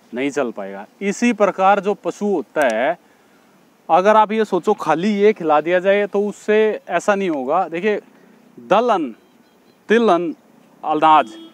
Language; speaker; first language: Hindi; native; Hindi